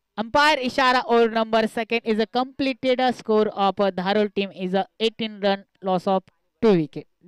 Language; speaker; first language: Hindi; non-native, local second language; Marathi